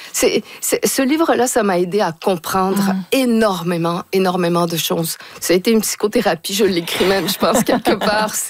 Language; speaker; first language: French; native; French